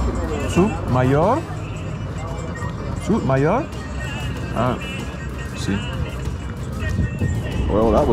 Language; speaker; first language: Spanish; non-native, learner; English